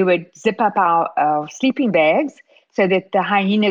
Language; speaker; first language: English; native; English